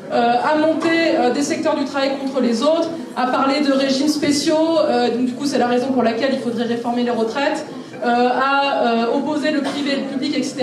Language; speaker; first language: French; native; French